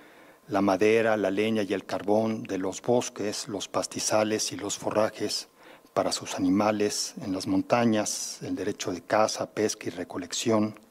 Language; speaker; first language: Spanish; native; Spanish